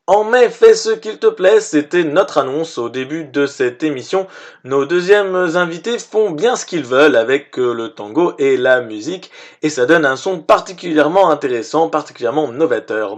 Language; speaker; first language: French; native; French